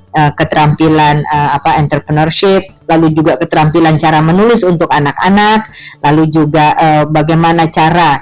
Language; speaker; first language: Indonesian; native; Indonesian